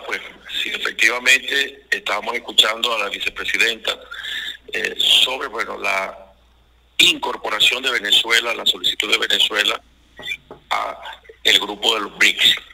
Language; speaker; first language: Spanish; native; Spanish